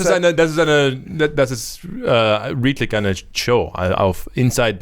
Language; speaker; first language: German; non-native, learner; English